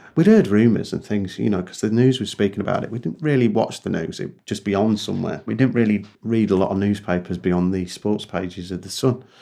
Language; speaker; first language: English; native; English